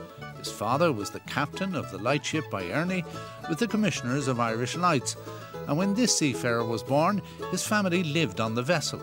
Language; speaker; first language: English; native; English